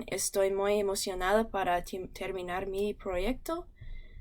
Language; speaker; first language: Spanish; non-native, learner; English